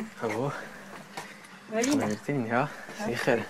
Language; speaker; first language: German; non-native, learner; Spanish